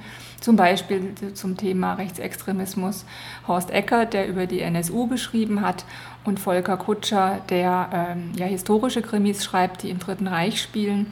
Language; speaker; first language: German; native; German